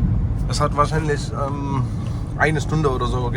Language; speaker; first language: German; non-native, learner; Hindi